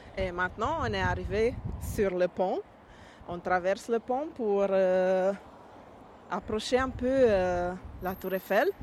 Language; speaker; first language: French; non-native, learner; Hungarian